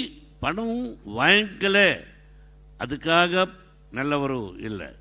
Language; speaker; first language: Tamil; non-native, learner; Telugu